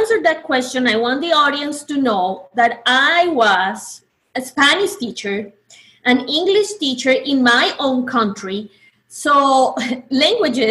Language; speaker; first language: English; non-native, fluent; Spanish